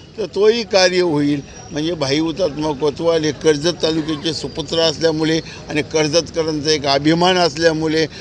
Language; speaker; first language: Marathi; native; Marathi